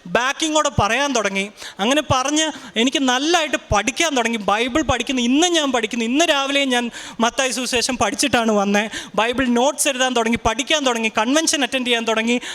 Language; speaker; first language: Malayalam; early bilingual, heritage; Malayalam